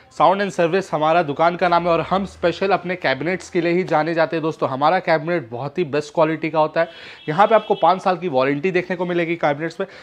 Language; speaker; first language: Hindi; native; Hindi